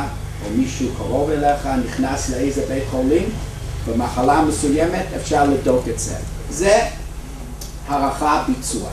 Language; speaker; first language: Hebrew; non-native, fluent; English